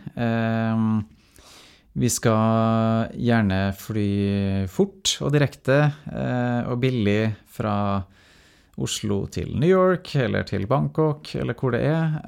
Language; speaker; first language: Norwegian; native; Norwegian